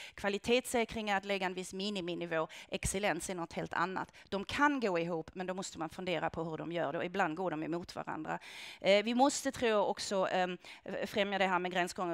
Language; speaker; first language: Swedish; non-native, fluent; German